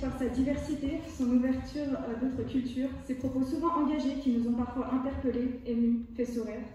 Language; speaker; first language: French; native; French